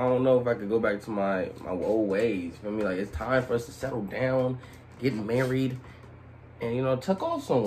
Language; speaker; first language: English; native; English